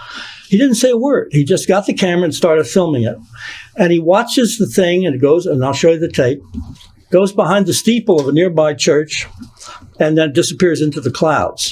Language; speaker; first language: English; native; English